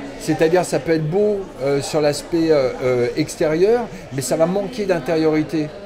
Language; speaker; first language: French; native; French